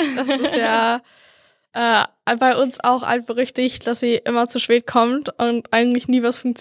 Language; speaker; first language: German; native; German